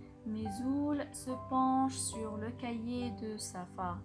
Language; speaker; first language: French; non-native, local second language; Arabic